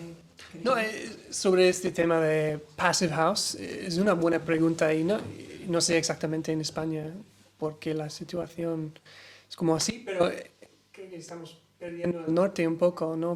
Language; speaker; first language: Spanish; non-native, learner; English